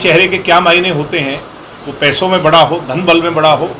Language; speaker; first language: Hindi; native; Hindi